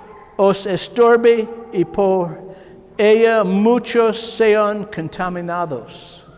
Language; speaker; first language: Spanish; non-native, learner; English